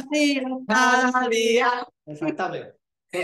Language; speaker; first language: Spanish; native; Spanish